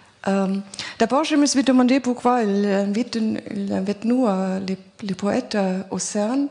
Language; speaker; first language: French; non-native, fluent; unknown